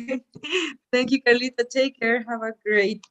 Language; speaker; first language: English; non-native, fluent; Spanish